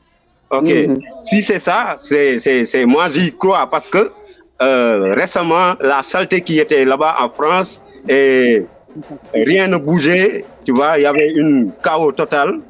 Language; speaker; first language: French; non-native, local second language; Wolof